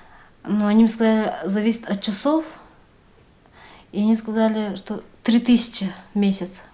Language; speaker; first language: Russian; native; Russian